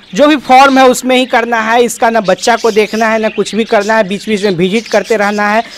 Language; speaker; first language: Hindi; native; Hindi